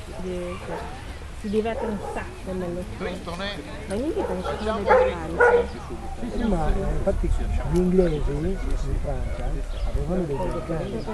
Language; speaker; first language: Italian; non-native, learner; Hungarian